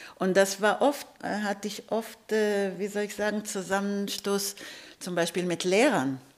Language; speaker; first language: German; early bilingual, heritage; Hebrew